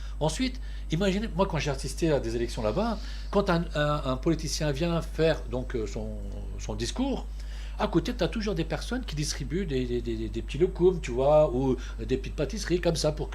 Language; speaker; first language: French; early bilingual, other home language; Turkish